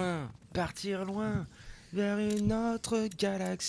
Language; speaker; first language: French; native; French